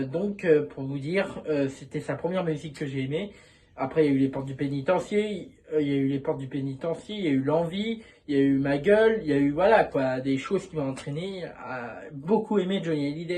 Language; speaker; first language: French; native; French